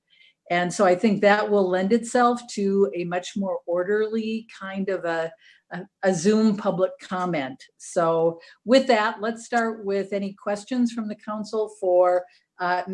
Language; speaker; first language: English; native; English